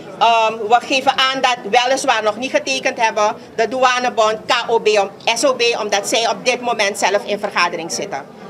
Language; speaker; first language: Dutch; native; Dutch